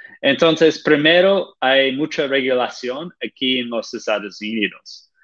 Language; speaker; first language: Spanish; non-native, fluent; Portuguese